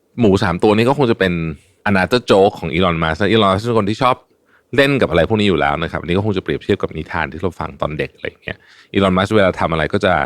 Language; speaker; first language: Thai; native; Thai